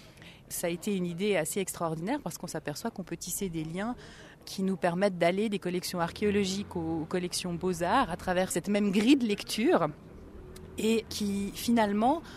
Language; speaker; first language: French; native; French